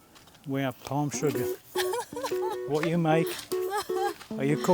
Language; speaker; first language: English; native; English